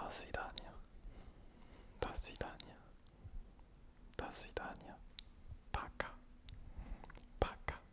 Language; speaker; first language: Russian; non-native, learner; French